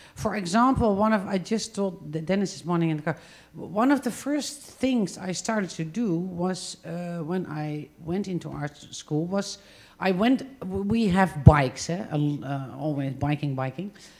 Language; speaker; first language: English; non-native, fluent; Dutch